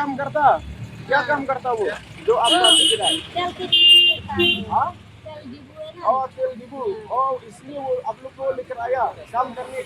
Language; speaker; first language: Hindi; non-native, local second language; Khasi